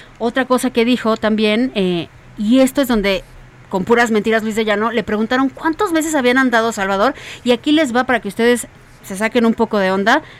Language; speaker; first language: Spanish; native; Spanish